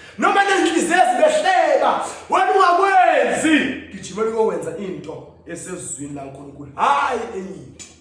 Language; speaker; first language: Zulu; native; Zulu